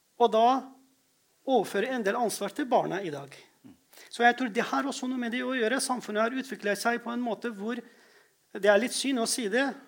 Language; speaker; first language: Norwegian; non-native, fluent; Kurdish